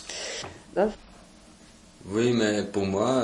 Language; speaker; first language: French; non-native, local second language; German